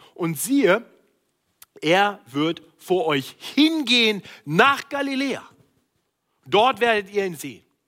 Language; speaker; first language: German; native; German